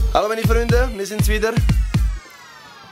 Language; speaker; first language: German; native; German